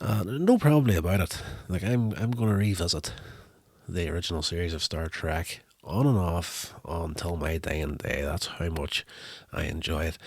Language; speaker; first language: English; native; English